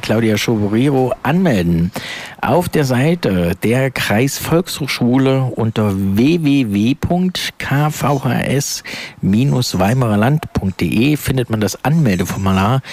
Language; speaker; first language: German; native; German